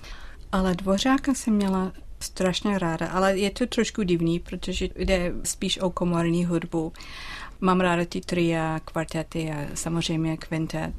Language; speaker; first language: Czech; non-native, fluent; English